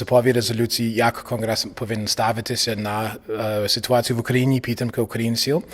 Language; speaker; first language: Ukrainian; early bilingual, heritage; English